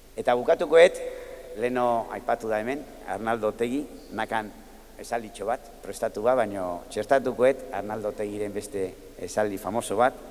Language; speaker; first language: Basque; native; Basque